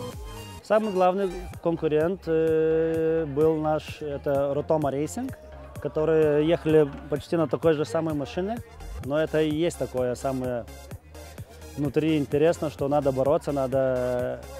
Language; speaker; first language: Russian; non-native, fluent; Lithuanian